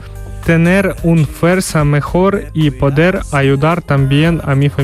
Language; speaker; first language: Spanish; non-native, learner; Ukrainian